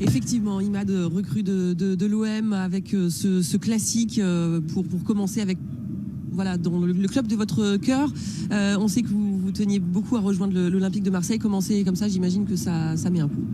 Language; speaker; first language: French; native; French